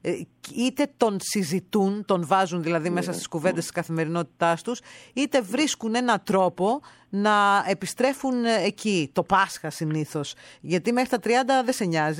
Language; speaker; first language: Greek; native; Greek